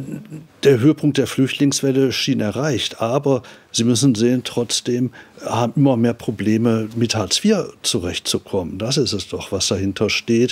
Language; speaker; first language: German; native; German